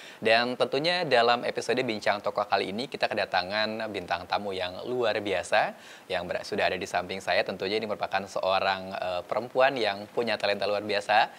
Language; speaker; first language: Indonesian; native; Indonesian